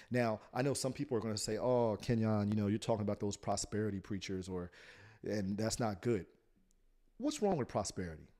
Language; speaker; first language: English; native; English